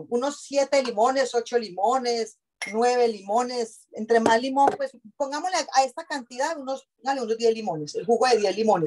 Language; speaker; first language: Spanish; native; Spanish